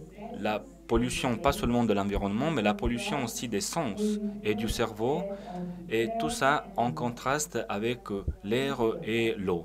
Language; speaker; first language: French; non-native, fluent; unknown